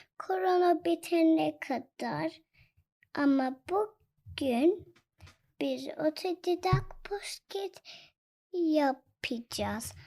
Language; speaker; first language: Turkish; early bilingual, heritage; Turkish